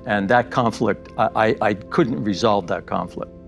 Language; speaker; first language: English; native; English